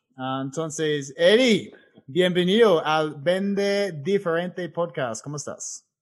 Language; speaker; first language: Spanish; non-native, fluent; English